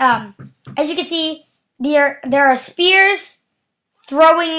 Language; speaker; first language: English; native; English